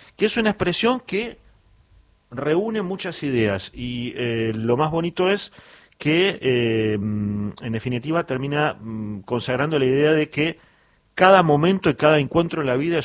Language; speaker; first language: Spanish; native; Spanish